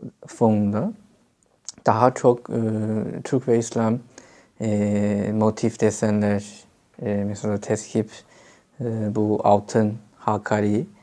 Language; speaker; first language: Turkish; non-native, fluent; Chinese